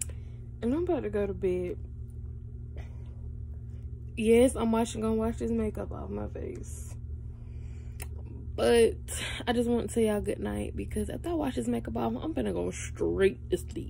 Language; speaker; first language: English; native; English